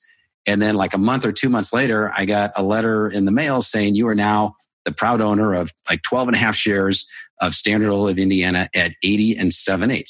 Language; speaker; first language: English; native; English